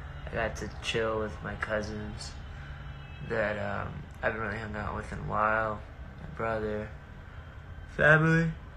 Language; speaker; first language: English; early bilingual, other home language; Spanish